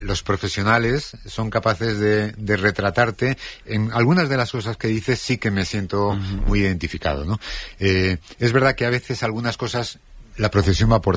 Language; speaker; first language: Spanish; native; Spanish